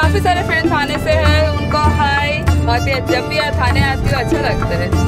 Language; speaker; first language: Hindi; non-native, local second language; Bangla